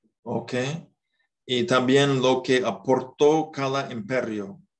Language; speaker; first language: Spanish; non-native, fluent; English